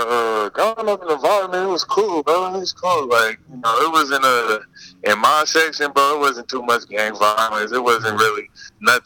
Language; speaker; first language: English; native; English